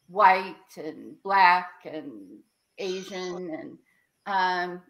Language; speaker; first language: English; native; English